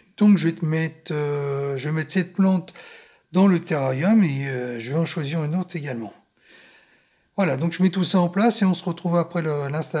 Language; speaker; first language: French; native; French